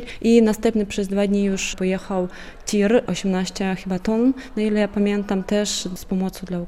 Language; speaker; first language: Polish; non-native, fluent; Ukrainian